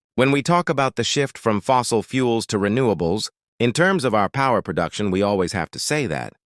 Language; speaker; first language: English; non-native, local second language; Filipino